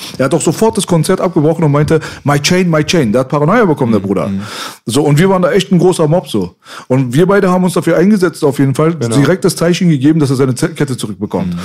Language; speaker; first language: German; early bilingual, other home language; Persian